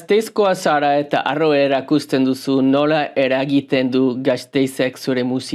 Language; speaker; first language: Basque; non-native, learner; English